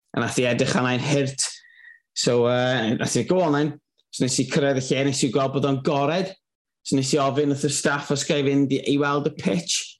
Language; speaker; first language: Welsh; native; Welsh